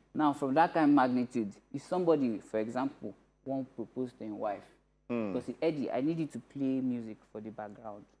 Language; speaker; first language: Nigerian Pidgin; native; Nigerian Pidgin